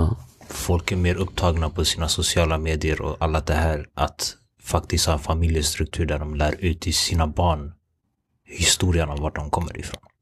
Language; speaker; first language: Swedish; early bilingual, other home language; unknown